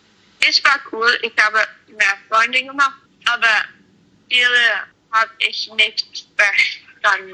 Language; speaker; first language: German; non-native, learner; English